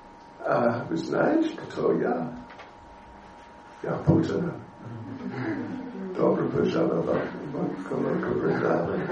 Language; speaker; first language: Russian; non-native, learner; English